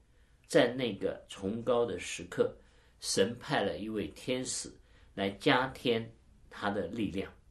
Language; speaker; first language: Chinese; native; Chinese